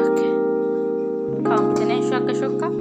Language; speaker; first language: Arabic; non-native, learner; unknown